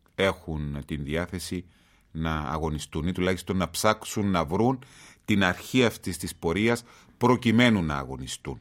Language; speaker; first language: Greek; native; Greek